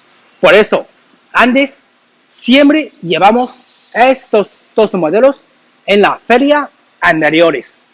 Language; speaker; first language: Spanish; non-native, learner; Chinese